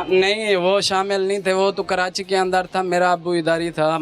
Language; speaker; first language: Hindi; non-native, local second language; Saraiki